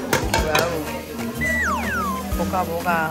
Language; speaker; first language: Korean; non-native, fluent; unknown